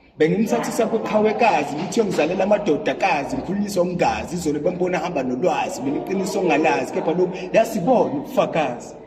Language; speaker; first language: Zulu; native; Zulu